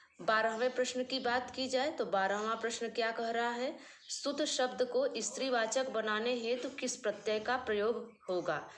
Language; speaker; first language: Hindi; native; Hindi